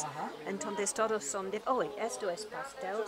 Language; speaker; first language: Spanish; non-native, learner; English